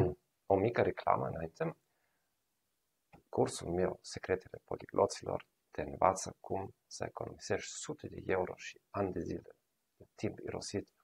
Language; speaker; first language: Romanian; non-native, fluent; German